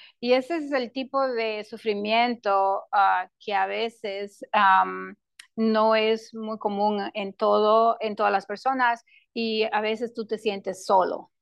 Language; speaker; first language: Spanish; non-native, local second language; English